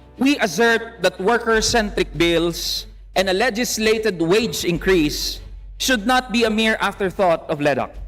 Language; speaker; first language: English; non-native, local second language; Filipino